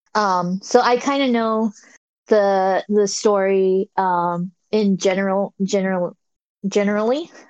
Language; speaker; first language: English; native; English